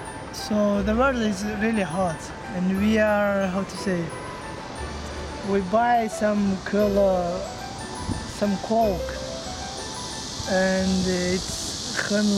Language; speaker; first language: English; non-native, learner; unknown